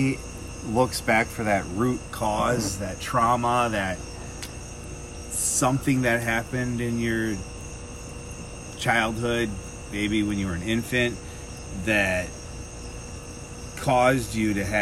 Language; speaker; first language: English; native; English